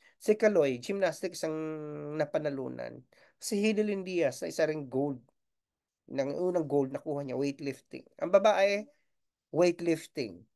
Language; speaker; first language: Filipino; non-native, local second language; Bikol